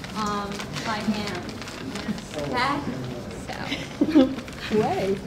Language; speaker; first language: English; non-native, fluent; Japanese